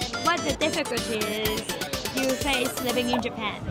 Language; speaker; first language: English; non-native, learner; Japanese